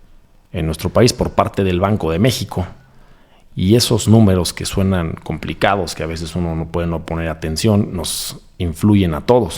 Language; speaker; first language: Spanish; native; Spanish